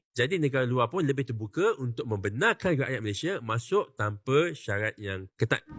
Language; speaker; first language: Malay; native; Malay